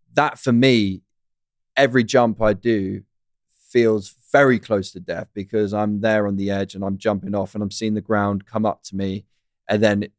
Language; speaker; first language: English; native; English